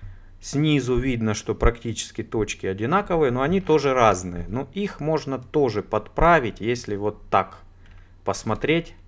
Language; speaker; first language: Russian; native; Russian